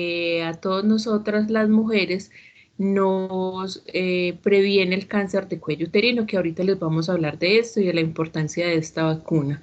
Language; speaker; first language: Spanish; native; Spanish